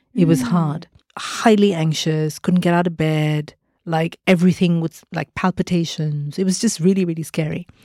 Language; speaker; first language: English; non-native, local second language; Malayalam